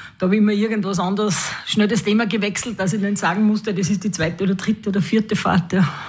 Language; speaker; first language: German; native; German